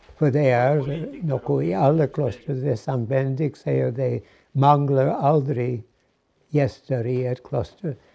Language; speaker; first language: Norwegian; non-native, fluent; English